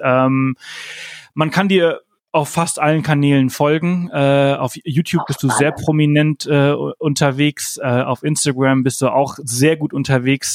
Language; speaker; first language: German; native; German